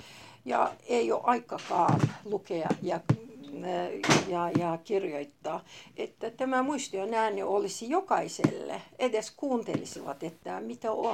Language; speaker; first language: Finnish; non-native, fluent; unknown